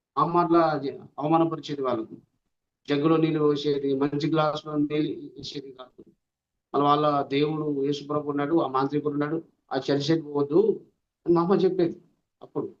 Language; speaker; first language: Telugu; non-native, local second language; Lambadi